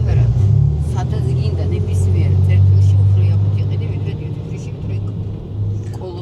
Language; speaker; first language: Georgian; native; Georgian